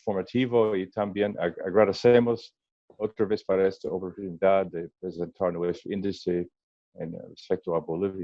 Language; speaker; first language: Spanish; non-native, learner; English